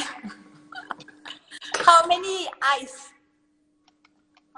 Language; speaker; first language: English; non-native, learner; French